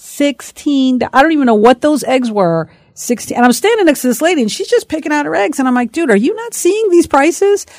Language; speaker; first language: English; native; English